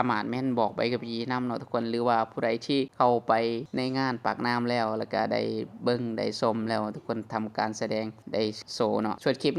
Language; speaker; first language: Thai; non-native, local second language; Northeastern Thai